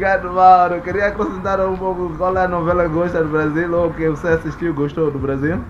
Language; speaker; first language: Portuguese; non-native, local second language; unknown